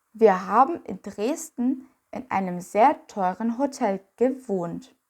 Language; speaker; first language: German; non-native, fluent; Ukrainian